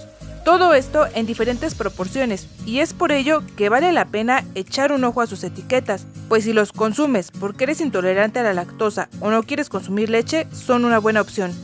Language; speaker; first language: Spanish; native; Spanish